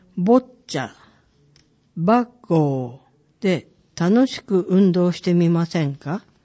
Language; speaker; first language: Japanese; native; Japanese